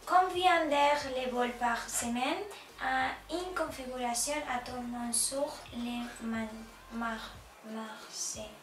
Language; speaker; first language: French; non-native, learner; English